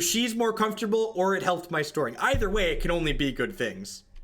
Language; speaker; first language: English; native; English